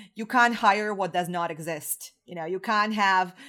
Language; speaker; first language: English; non-native, fluent; Croatian